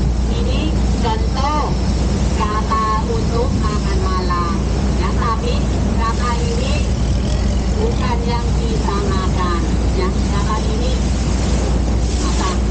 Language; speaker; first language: Indonesian; non-native, fluent; Thai